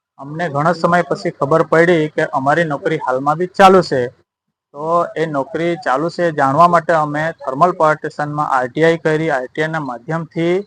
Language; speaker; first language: Gujarati; non-native, local second language; Gamit